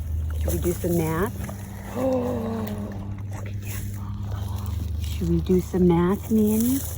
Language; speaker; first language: English; native; English